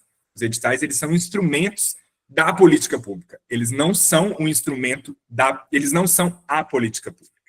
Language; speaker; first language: Portuguese; native; Portuguese